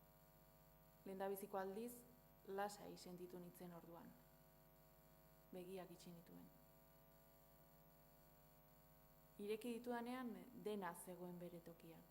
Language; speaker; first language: Basque; native; Basque